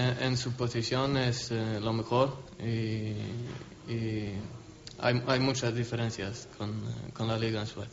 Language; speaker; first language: Spanish; non-native, learner; Swedish